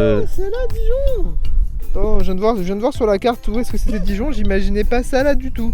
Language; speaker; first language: French; native; French